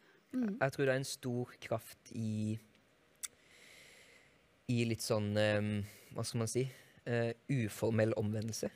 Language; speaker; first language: Norwegian; native; Norwegian